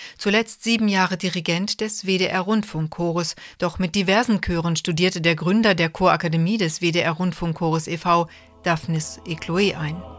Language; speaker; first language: German; native; German